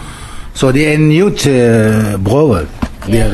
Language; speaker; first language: Danish; non-native, learner; Arabic